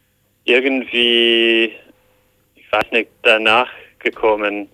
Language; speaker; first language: German; non-native, fluent; English